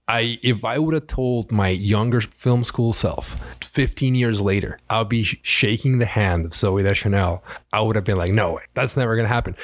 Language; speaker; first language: English; early bilingual, other home language; Spanish